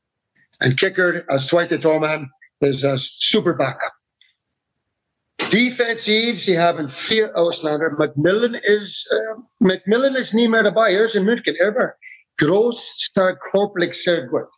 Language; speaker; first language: German; non-native, fluent; English